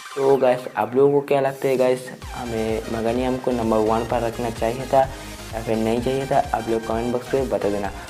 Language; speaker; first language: Hindi; non-native, local second language; Bangla